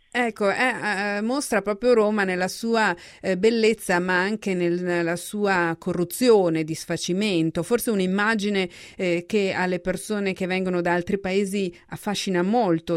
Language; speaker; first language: Italian; native; Italian